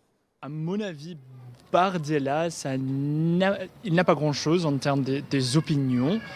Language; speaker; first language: French; non-native, fluent; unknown